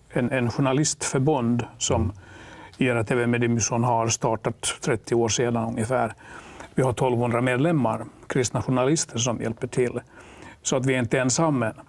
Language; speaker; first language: Swedish; non-native, local second language; Finnish